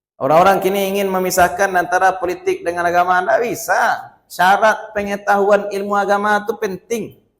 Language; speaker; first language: Malay; non-native, local second language; Minangkabau